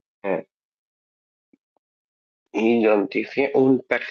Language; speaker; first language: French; non-native, learner; Bangla